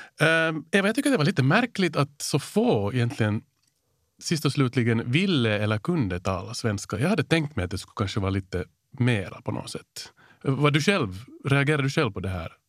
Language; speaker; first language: Swedish; native; Swedish